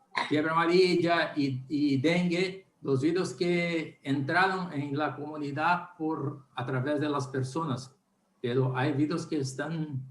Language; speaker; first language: Spanish; non-native, learner; Portuguese